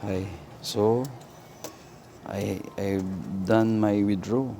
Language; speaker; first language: English; non-native, local second language; Cebuano